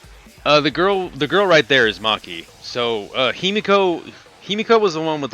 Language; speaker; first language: English; native; English